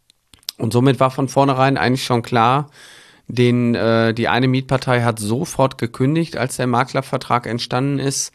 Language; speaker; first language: German; native; German